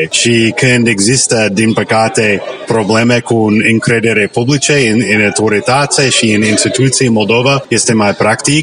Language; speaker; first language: Romanian; non-native, learner; English